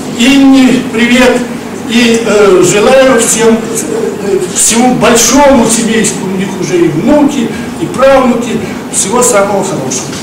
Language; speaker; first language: Russian; native; Russian